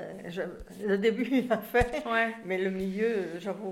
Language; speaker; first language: French; native; French